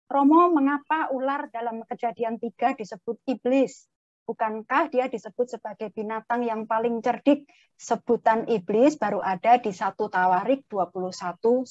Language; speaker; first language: Indonesian; native; Indonesian